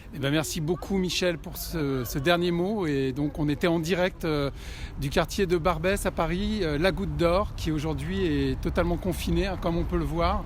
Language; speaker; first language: French; native; French